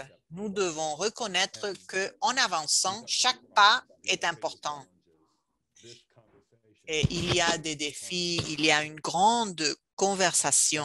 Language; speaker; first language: French; non-native, fluent; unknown